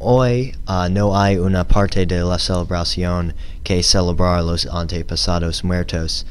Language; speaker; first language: Spanish; non-native, learner; English